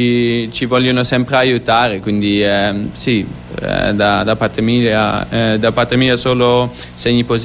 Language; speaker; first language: Italian; non-native, fluent; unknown